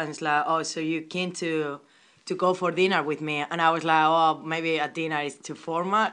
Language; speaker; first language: English; non-native, learner; Spanish